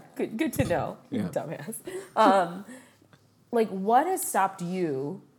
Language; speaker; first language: English; native; English